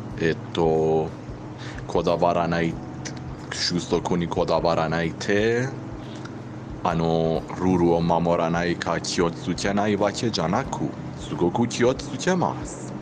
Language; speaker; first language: Japanese; non-native, learner; Persian